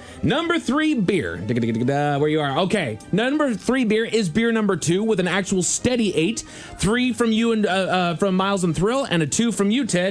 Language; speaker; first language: English; native; English